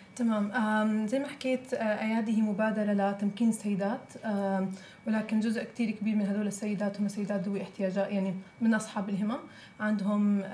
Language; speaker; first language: Arabic; native; Arabic